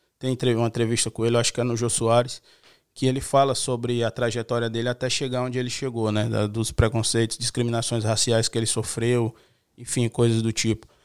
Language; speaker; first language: Portuguese; native; Portuguese